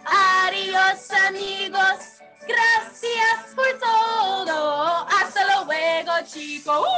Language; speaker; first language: Spanish; non-native, fluent; English